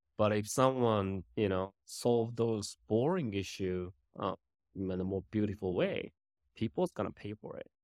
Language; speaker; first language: English; non-native, fluent; Japanese